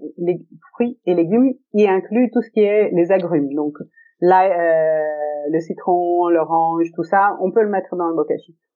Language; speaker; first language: French; early bilingual, other home language; Italian